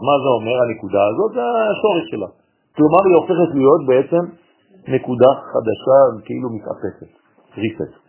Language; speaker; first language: Hebrew; non-native, fluent; French